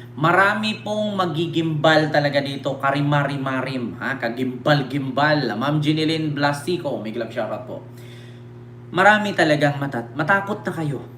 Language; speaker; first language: Filipino; native; Filipino